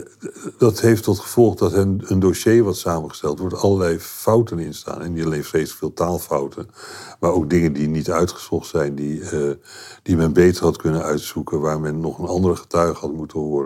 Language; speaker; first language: Dutch; native; Dutch